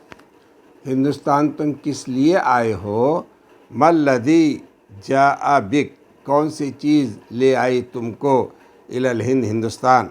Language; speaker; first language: Urdu; native; Urdu